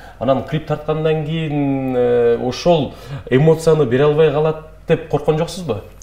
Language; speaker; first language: Kyrgyz; native; Kyrgyz